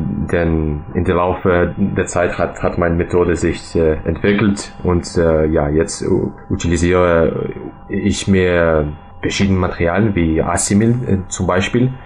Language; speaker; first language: German; non-native, fluent; Russian